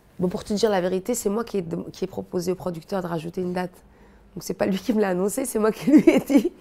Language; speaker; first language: French; native; French